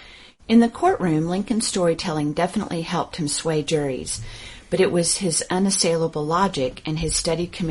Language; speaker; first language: English; native; English